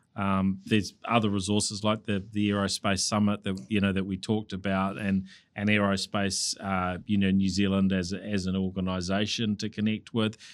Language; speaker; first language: English; native; English